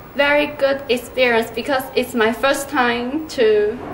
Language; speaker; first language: English; non-native, learner; Chinese